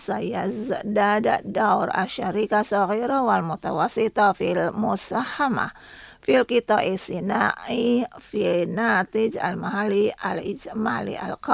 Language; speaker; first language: Arabic; non-native, fluent; Indonesian